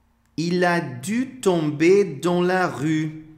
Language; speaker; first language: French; non-native, fluent; Portuguese